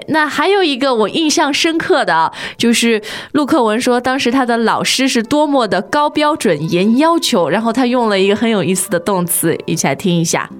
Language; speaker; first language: Chinese; native; Chinese